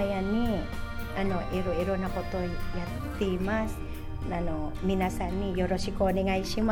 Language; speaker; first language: Japanese; non-native, learner; Filipino